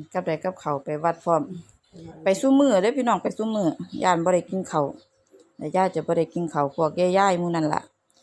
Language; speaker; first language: Thai; native; Thai